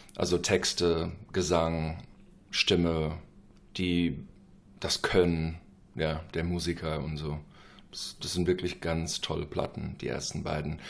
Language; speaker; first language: German; non-native, fluent; English